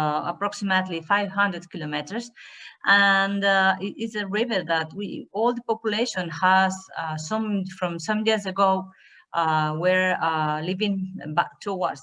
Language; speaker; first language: English; non-native, learner; Spanish